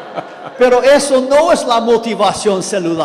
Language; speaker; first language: Spanish; non-native, fluent; English